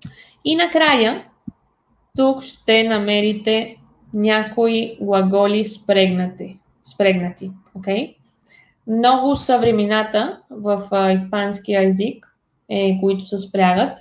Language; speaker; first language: Bulgarian; non-native, fluent; Spanish